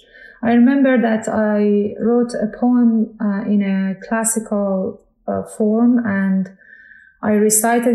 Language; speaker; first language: English; non-native, fluent; Persian